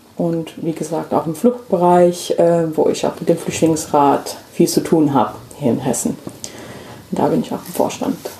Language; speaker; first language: German; non-native, fluent; English